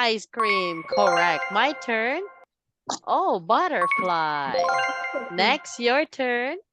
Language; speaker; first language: English; non-native, fluent; Filipino